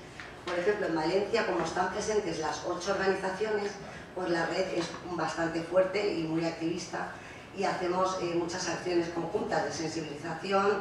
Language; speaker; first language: Spanish; native; Spanish